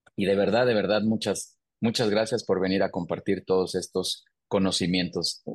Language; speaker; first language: Spanish; native; Spanish